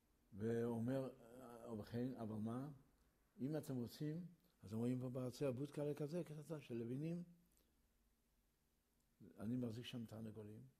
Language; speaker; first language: Hebrew; early bilingual, other home language; Yiddish